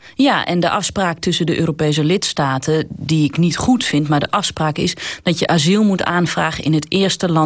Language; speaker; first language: Dutch; native; Dutch